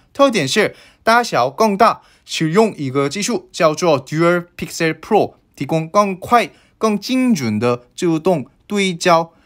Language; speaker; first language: Chinese; non-native, fluent; Korean